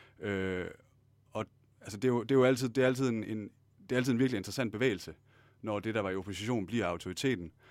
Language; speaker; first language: Danish; native; Danish